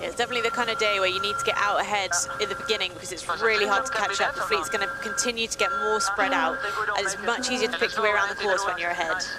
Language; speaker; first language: English; native; English